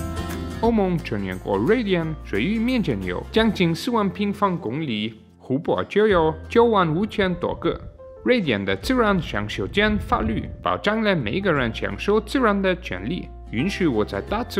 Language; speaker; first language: Chinese; native; Chinese